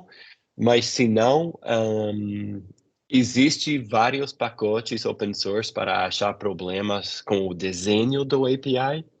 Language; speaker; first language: Portuguese; non-native, fluent; English